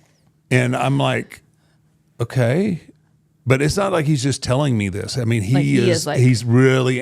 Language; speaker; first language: English; native; English